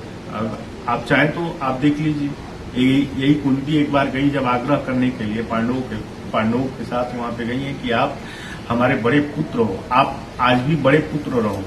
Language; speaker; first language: Hindi; native; Hindi